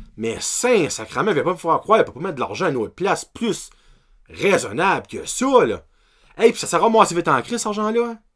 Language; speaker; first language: French; native; French